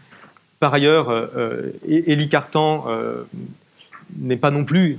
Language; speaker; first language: French; native; French